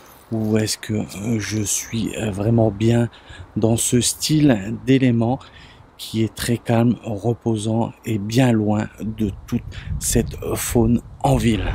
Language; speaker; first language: French; native; French